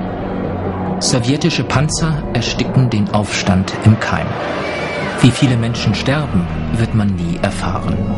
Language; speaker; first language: German; native; German